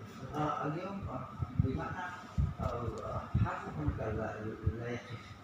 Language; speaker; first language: Arabic; non-native, learner; Indonesian